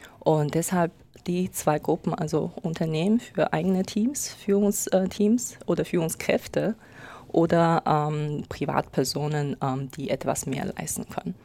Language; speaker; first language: German; non-native, fluent; Chinese